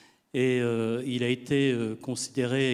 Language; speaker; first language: French; native; French